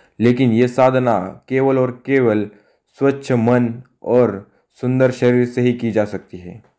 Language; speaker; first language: Hindi; non-native, local second language; Marathi